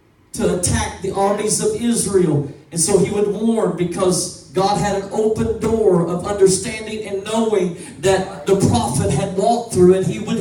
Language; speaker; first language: English; native; English